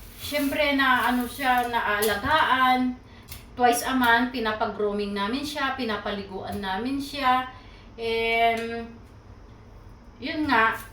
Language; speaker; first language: Filipino; non-native, local second language; Iloko